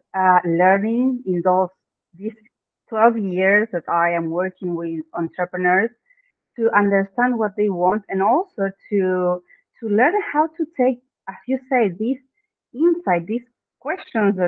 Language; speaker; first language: English; non-native, fluent; Spanish